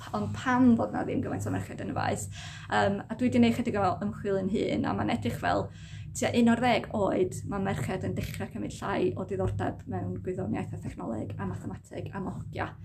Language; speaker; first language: Welsh; native; Welsh